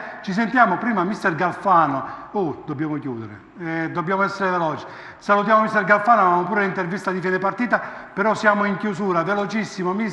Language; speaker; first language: Italian; native; Italian